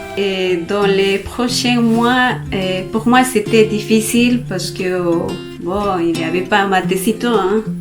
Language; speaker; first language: French; non-native, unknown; Spanish